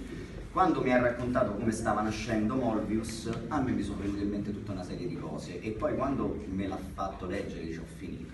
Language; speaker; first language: Italian; native; Italian